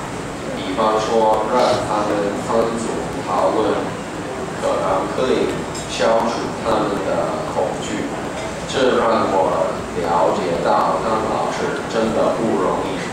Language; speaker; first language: Chinese; non-native, fluent; English